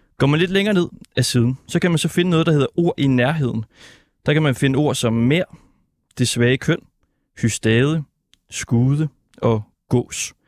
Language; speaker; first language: Danish; native; Danish